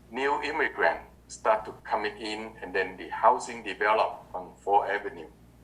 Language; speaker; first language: English; non-native, learner; Vietnamese